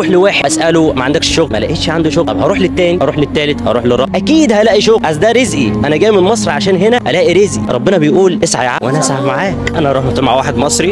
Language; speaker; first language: Arabic; native; Arabic